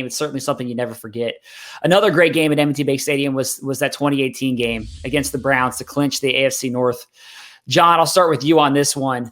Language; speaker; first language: English; native; English